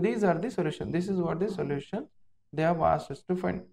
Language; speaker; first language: English; non-native, local second language; Kannada